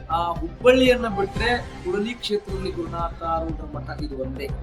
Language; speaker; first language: Kannada; native; Kannada